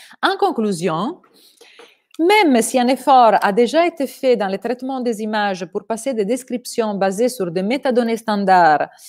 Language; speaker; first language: French; non-native, fluent; Italian